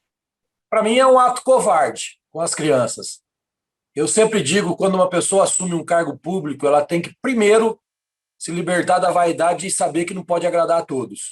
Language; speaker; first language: Portuguese; native; Portuguese